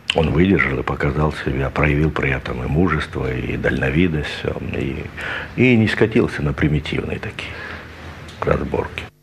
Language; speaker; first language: Russian; native; Russian